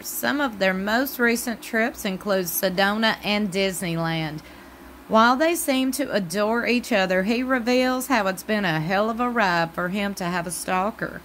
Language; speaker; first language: English; native; English